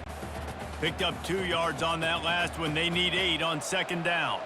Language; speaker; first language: English; native; English